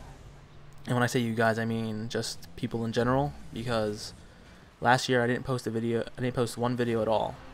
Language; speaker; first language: English; native; English